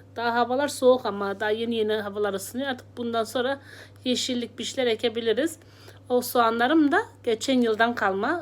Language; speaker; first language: Turkish; native; Turkish